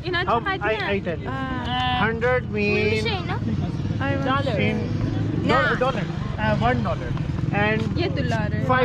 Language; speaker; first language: English; non-native, learner; Urdu